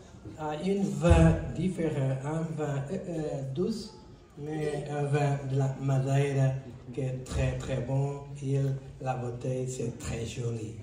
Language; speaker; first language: French; non-native, learner; Portuguese